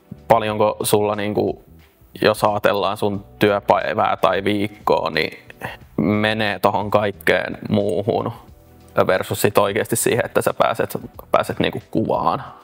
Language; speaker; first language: Finnish; native; Finnish